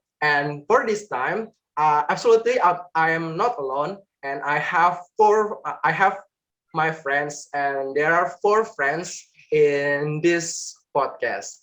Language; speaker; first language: English; non-native, learner; Indonesian